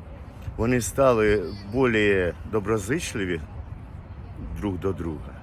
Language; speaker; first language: Ukrainian; non-native, local second language; Russian